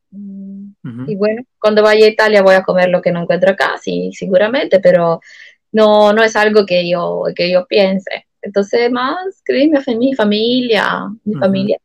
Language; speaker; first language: Spanish; non-native, fluent; Italian